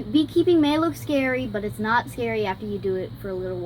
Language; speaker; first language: English; native; English